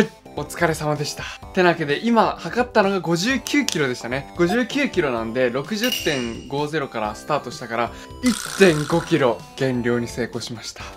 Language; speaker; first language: Japanese; native; Japanese